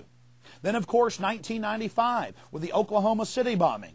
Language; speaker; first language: English; native; English